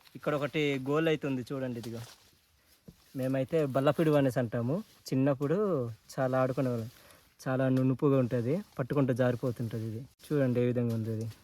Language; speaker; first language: Telugu; non-native, local second language; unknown